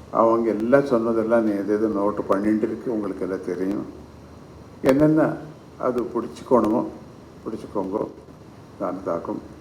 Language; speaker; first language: Tamil; non-native, fluent; Kannada